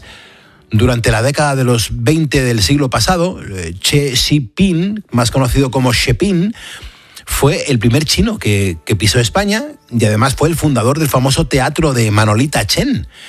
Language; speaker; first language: Spanish; native; Spanish